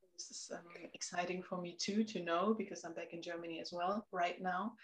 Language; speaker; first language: English; non-native, fluent; German